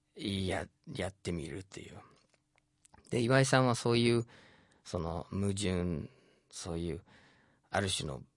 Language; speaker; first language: Japanese; non-native, fluent; English